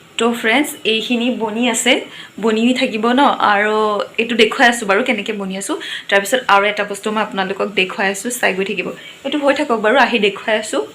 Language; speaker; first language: Assamese; non-native, local second language; Bodo